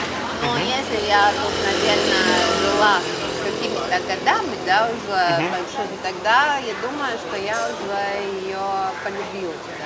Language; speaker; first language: Russian; non-native, fluent; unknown